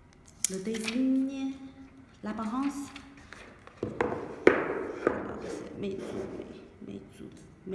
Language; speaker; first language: French; non-native, learner; Chinese